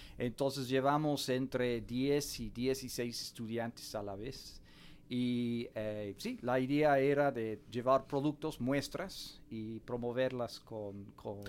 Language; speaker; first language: Spanish; non-native, fluent; English